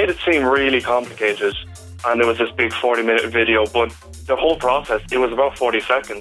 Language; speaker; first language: English; native; English